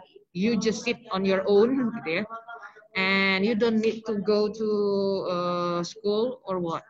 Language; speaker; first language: English; non-native, local second language; Indonesian